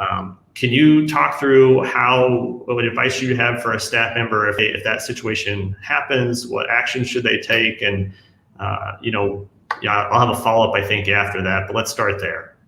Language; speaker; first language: English; native; English